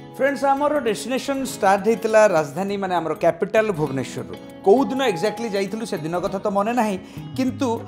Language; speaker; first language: Hindi; non-native, local second language; Odia